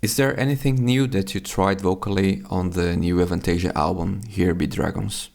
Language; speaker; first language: English; non-native, fluent; Finnish